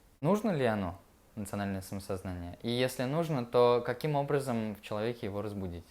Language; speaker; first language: Russian; native; Russian